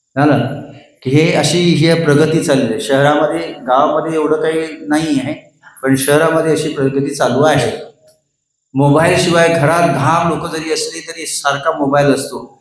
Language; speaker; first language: Marathi; non-native, local second language; Hindi